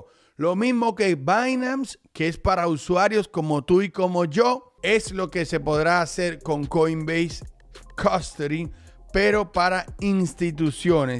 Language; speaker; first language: Spanish; native; Spanish